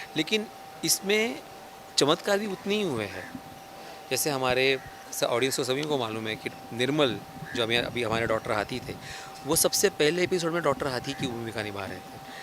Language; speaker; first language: Hindi; non-native, local second language; Marathi